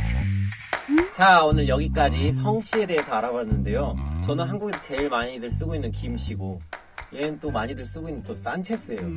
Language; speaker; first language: Korean; native; Korean